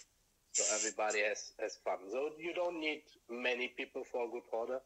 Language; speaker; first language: English; non-native, fluent; German